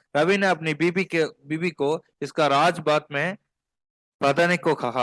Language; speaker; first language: Hindi; non-native, local second language; Tamil